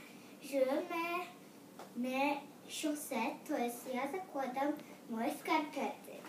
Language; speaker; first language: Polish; early bilingual, heritage; Polish